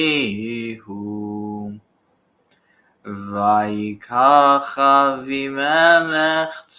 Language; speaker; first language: Hebrew; non-native, learner; English